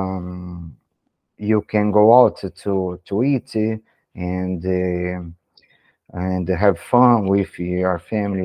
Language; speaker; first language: English; non-native, learner; Portuguese